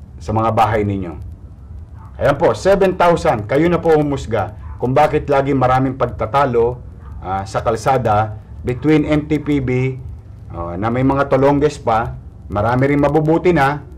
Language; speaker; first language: Filipino; native; Filipino